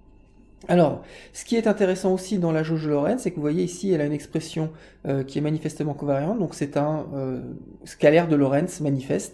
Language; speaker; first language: French; native; French